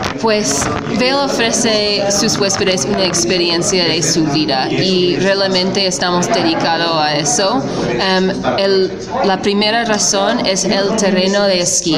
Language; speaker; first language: Spanish; non-native, fluent; English